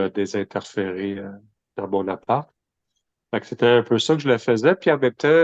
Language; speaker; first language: French; native; French